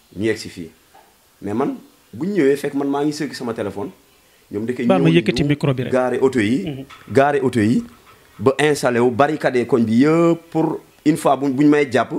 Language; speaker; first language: Wolof; non-native, local second language; Jola-Fonyi